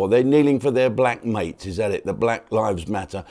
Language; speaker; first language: English; native; English